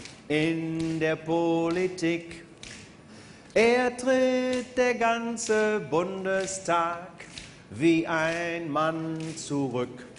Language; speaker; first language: German; native; German